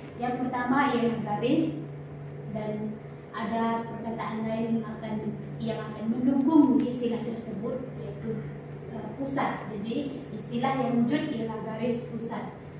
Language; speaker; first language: Malay; non-native, local second language; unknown